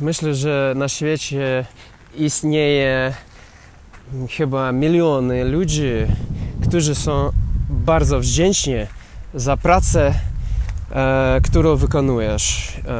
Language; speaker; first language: Polish; non-native, learner; English